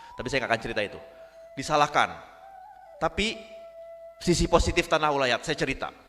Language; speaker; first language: Indonesian; non-native, local second language; Minangkabau